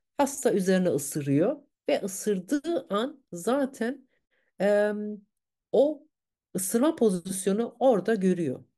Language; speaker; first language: Turkish; early bilingual, heritage; Turkish